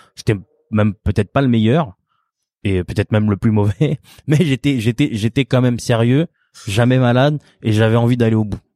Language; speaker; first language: French; native; French